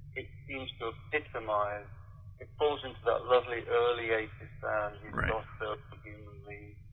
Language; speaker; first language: English; native; English